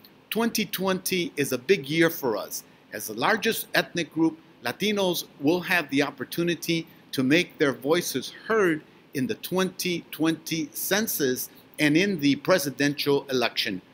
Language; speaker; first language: English; early bilingual, other home language; Spanish